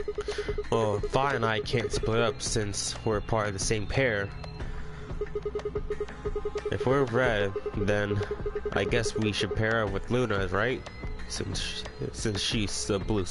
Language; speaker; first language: English; native; English